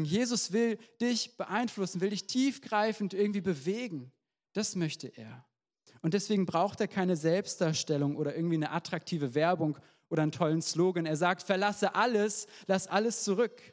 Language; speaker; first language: German; native; German